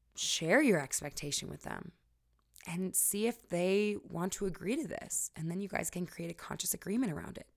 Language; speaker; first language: English; native; English